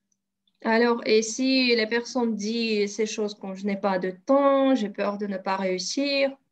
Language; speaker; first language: French; non-native, fluent; Russian